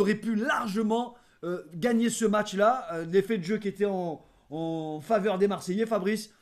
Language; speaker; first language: French; native; French